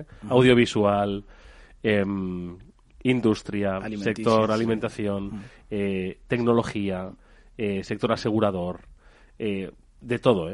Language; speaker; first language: Spanish; native; Spanish